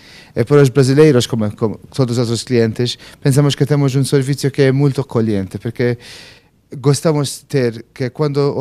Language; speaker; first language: Portuguese; non-native, fluent; Maltese